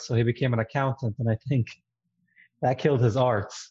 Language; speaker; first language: English; non-native, fluent; Arabic